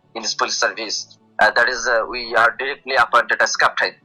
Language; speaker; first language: English; non-native, local second language; Bangla